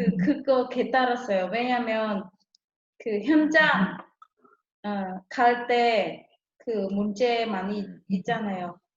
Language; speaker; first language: Korean; non-native, learner; Khmer